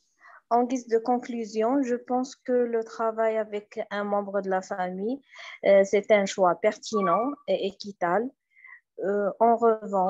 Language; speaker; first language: French; non-native, learner; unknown